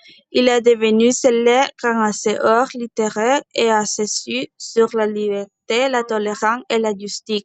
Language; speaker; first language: French; non-native, learner; Spanish